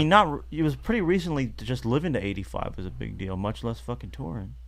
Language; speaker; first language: English; native; English